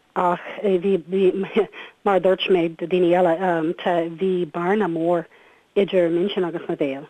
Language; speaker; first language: Irish; non-native, learner; English